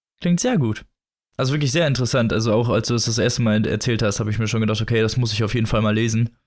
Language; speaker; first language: German; native; German